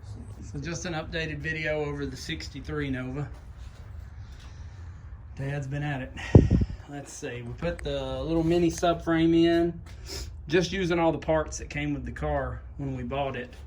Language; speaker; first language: English; native; English